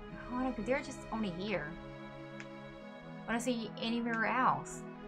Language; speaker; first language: English; non-native, fluent; Japanese